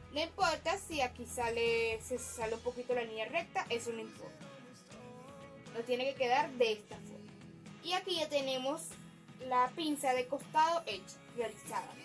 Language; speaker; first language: Spanish; native; Spanish